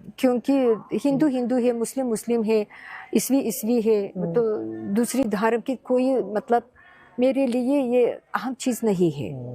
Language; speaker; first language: Hindi; non-native, fluent; Tajik